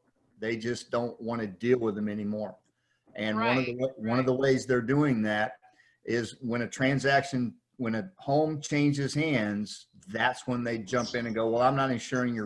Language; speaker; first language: English; native; English